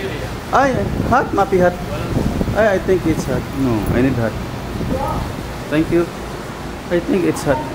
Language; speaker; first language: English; non-native, learner; Filipino